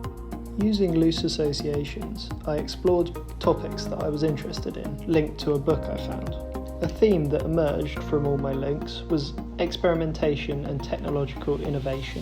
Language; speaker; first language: English; native; English